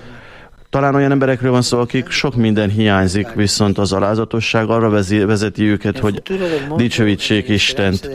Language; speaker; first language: Hungarian; native; Hungarian